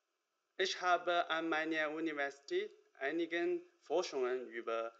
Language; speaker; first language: German; non-native, learner; Chinese